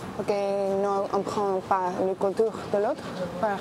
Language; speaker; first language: French; non-native, learner; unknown